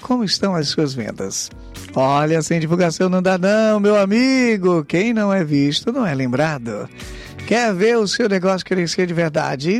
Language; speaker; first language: Portuguese; native; Portuguese